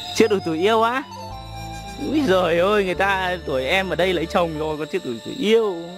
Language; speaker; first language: Vietnamese; native; Vietnamese